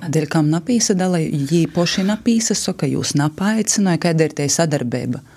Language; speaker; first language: Latvian; native; Latvian